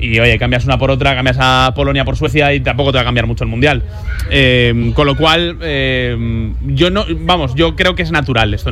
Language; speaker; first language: Spanish; native; Spanish